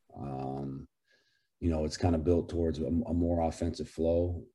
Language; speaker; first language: English; native; English